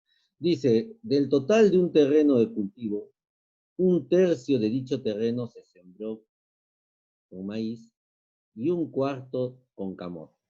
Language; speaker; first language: Spanish; native; Spanish